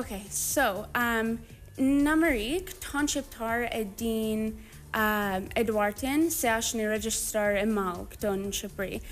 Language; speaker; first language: Albanian; early bilingual, heritage; English